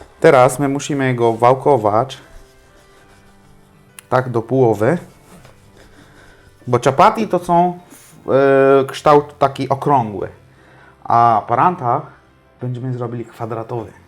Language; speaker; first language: Polish; non-native, fluent; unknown